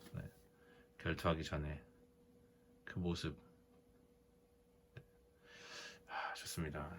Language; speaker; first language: Korean; native; Korean